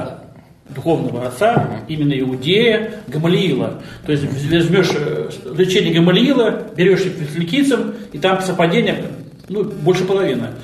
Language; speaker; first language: Russian; native; Russian